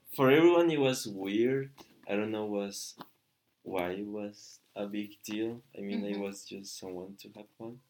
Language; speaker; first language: English; non-native, fluent; Spanish